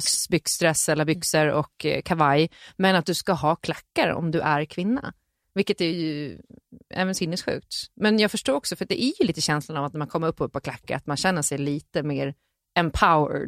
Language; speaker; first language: Swedish; native; Swedish